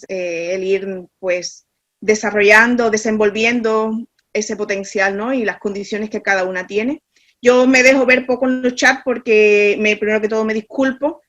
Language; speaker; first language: Spanish; native; Spanish